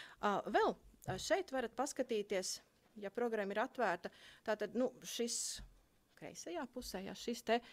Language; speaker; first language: Latvian; native; Latvian